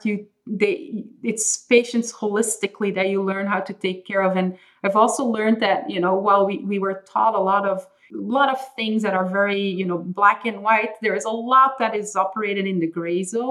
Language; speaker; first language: English; non-native, fluent; Dutch